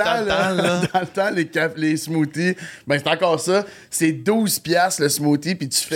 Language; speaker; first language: French; native; French